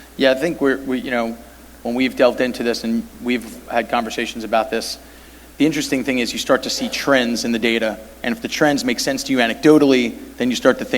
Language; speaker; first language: English; native; English